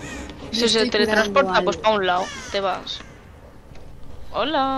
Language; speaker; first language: Spanish; native; Spanish